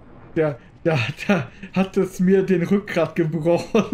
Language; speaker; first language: German; native; German